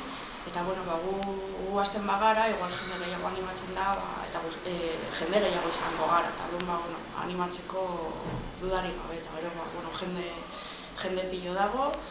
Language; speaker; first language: Basque; non-native, local second language; Spanish